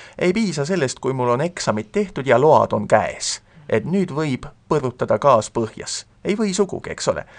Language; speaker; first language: Estonian; native; Estonian